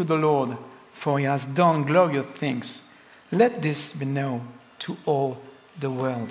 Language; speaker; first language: English; non-native, fluent; French